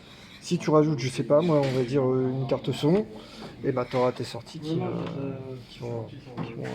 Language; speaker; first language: French; native; French